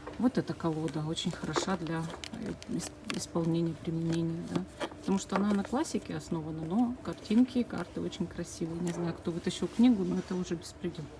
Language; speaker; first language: Russian; native; Russian